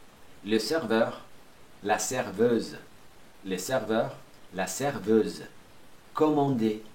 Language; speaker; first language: French; non-native, fluent; Portuguese